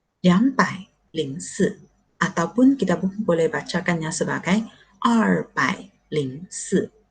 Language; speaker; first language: Malay; non-native, local second language; Chinese